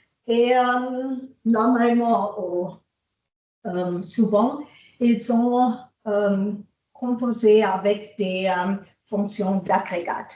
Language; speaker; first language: French; non-native, fluent; German